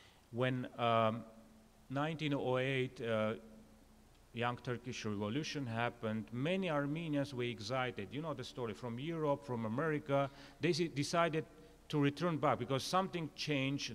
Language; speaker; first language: English; non-native, fluent; Armenian